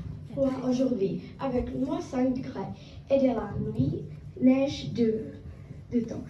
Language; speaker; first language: French; non-native, learner; Czech